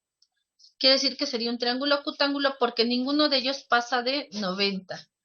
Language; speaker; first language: Spanish; native; Spanish